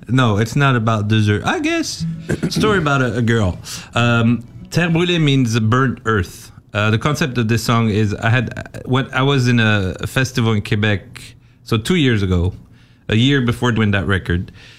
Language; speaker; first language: English; non-native, fluent; French